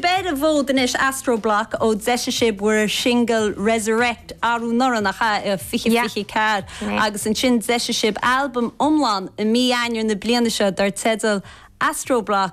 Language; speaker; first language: Irish; native; Irish